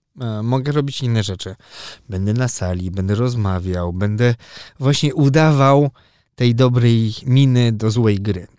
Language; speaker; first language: Polish; early bilingual, heritage; Polish